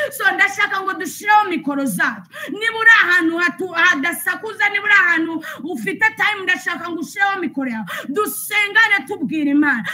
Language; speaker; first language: Kinyarwanda; early bilingual, heritage; Kinyarwanda